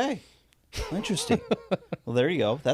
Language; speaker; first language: English; native; English